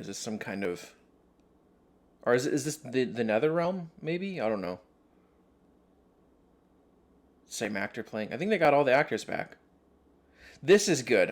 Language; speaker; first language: English; native; English